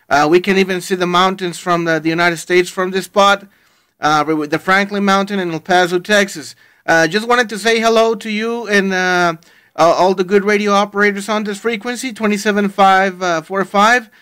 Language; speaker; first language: English; non-native, fluent; Spanish